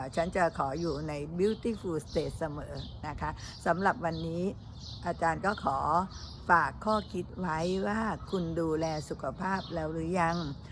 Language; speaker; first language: Thai; native; Thai